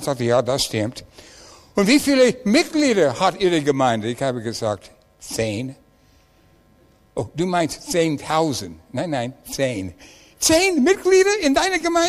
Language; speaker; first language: German; non-native, learner; English